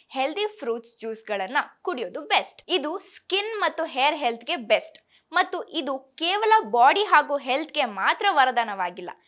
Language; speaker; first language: Kannada; native; Kannada